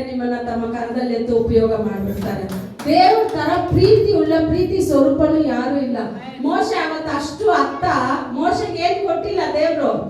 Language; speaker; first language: Kannada; non-native, local second language; Tamil